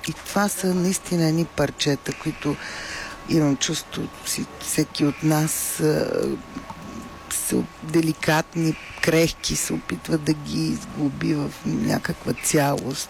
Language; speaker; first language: Bulgarian; native; Bulgarian